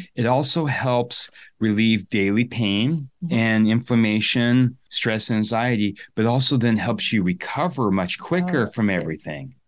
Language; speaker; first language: English; native; English